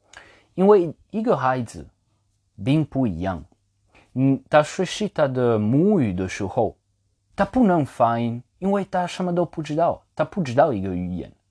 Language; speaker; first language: Chinese; non-native, fluent; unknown